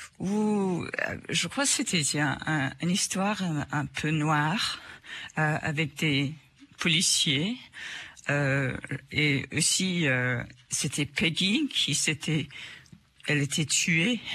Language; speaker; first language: French; non-native, fluent; English